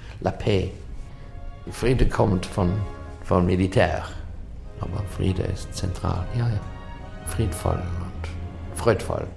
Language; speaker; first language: German; non-native, learner; English